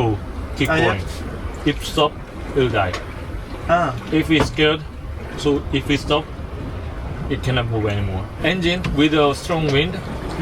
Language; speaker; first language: English; non-native, learner; Korean